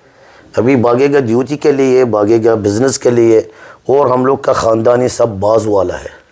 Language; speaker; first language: Hindi; non-native, learner; Arabic